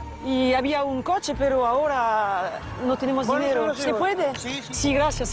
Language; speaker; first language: Spanish; non-native, learner; French